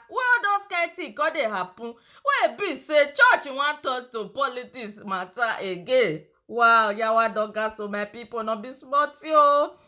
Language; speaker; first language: Nigerian Pidgin; non-native, local second language; Yoruba